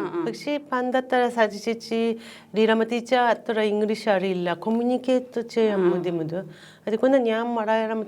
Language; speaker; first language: Malayalam; non-native, learner; Japanese